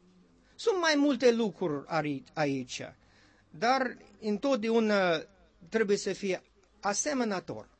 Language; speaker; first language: Romanian; non-native, learner; English